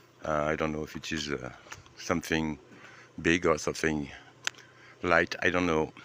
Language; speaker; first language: English; non-native, learner; French